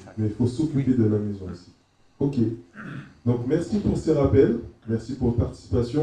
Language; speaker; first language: French; native; French